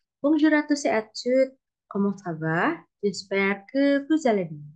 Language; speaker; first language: French; non-native, learner; Indonesian